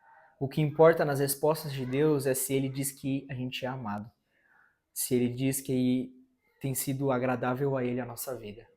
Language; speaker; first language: Portuguese; native; Portuguese